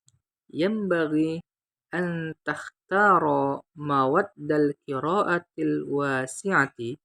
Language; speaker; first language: Arabic; non-native, learner; Indonesian